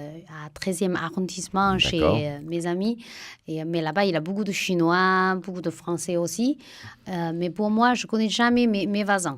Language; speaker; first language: French; non-native, fluent; Chinese